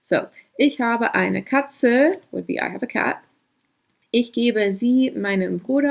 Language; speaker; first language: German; non-native, fluent; English